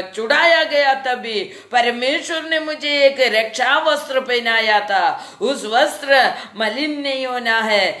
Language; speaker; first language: Hindi; non-native, local second language; Malayalam